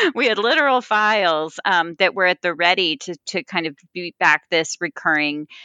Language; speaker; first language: English; native; English